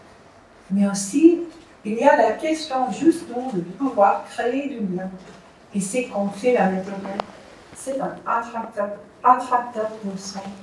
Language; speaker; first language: French; non-native, fluent; English